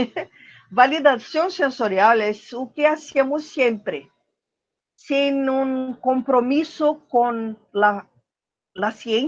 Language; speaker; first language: Spanish; non-native, learner; Portuguese